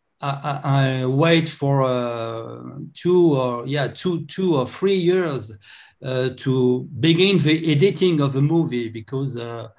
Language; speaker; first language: English; non-native, learner; French